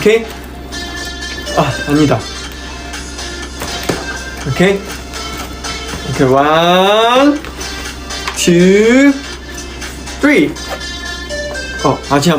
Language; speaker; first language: Korean; non-native, fluent; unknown